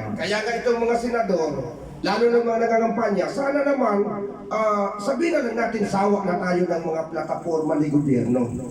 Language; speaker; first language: Filipino; non-native, local second language; Bikol